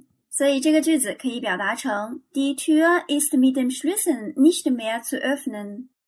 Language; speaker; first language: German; non-native, fluent; Chinese